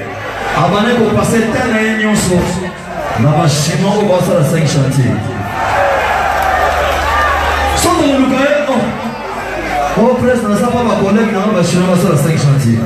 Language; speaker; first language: French; non-native, local second language; Lingala